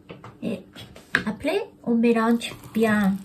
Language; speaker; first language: French; non-native, learner; Japanese